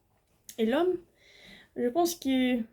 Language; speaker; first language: French; non-native, learner; English